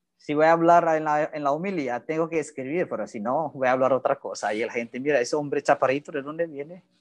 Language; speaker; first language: Spanish; non-native, learner; Indonesian